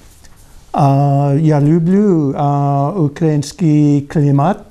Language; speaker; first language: Ukrainian; non-native, learner; English